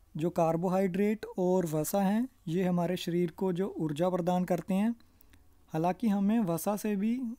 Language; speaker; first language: Hindi; non-native, local second language; Punjabi